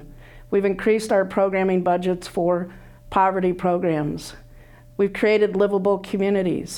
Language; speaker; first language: English; native; English